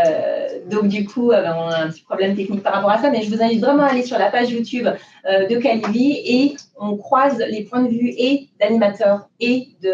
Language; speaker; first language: French; native; French